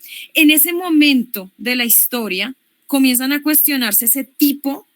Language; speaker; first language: Spanish; native; Spanish